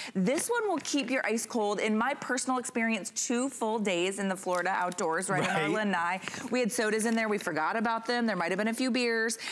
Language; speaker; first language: English; native; English